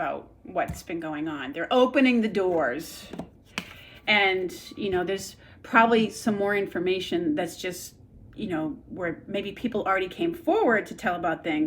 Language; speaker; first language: English; native; English